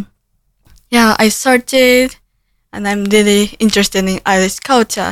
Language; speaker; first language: English; non-native, learner; Japanese